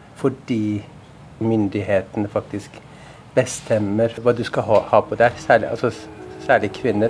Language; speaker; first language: Norwegian; non-native, fluent; Persian